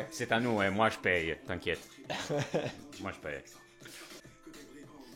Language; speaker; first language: French; non-native, fluent; Italian